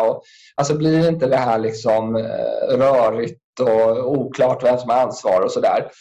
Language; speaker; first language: Swedish; native; Swedish